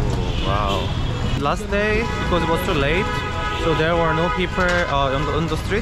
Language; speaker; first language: English; non-native, fluent; Korean